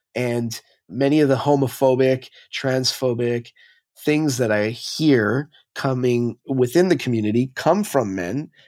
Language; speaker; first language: English; native; English